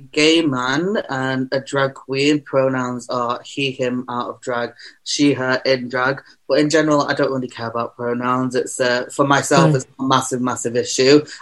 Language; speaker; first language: English; native; English